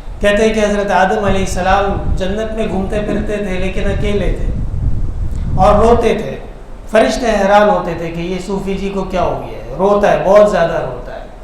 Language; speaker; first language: Urdu; non-native, local second language; Pashto